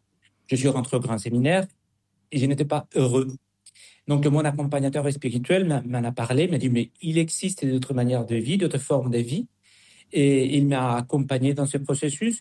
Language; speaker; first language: French; non-native, fluent; Spanish